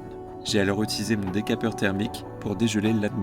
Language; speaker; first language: French; native; French